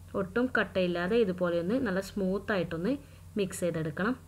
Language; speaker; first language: Malayalam; native; Malayalam